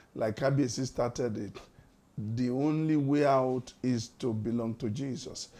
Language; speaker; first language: English; non-native, local second language; Yoruba